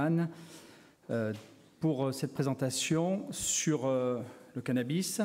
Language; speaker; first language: French; native; French